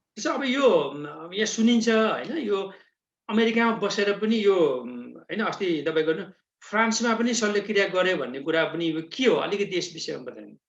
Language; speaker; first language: Nepali; native; Nepali